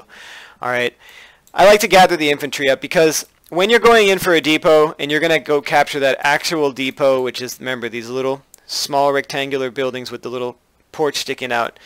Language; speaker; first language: English; native; English